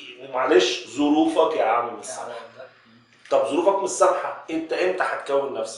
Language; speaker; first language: Arabic; native; Arabic